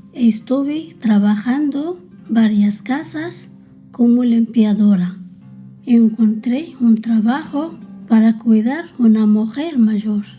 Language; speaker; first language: Spanish; early bilingual, other home language; Arabic